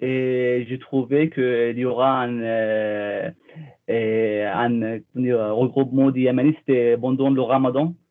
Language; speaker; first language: French; non-native, fluent; Arabic